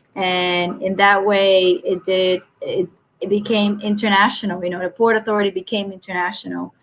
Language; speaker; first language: English; non-native, fluent; Portuguese